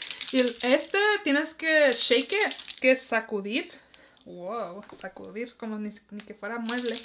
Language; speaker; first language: Spanish; early bilingual, heritage; Spanish